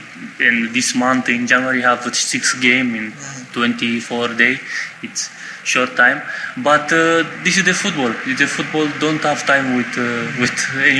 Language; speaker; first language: English; non-native, learner; Romanian